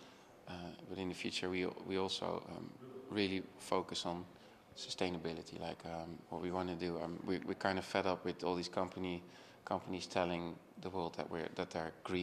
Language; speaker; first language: English; non-native, fluent; Dutch